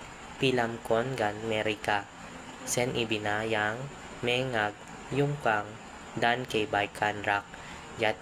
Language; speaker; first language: Indonesian; non-native, learner; Filipino